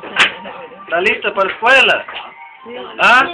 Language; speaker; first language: Spanish; non-native, learner; English